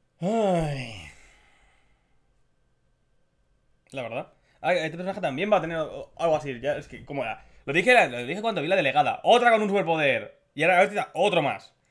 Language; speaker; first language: Spanish; native; Spanish